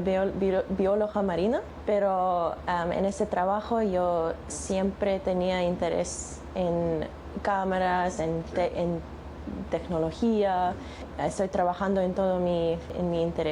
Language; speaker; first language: Spanish; non-native, learner; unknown